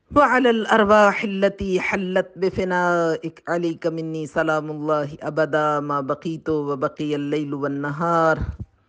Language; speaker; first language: Urdu; native; Urdu